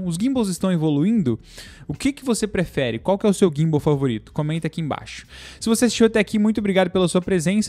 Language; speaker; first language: Portuguese; native; Portuguese